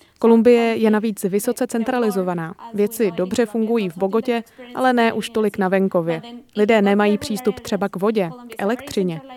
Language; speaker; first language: Czech; native; Czech